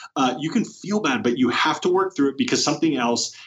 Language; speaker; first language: English; native; English